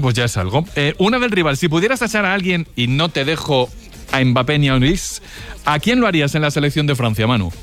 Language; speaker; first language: Spanish; native; Spanish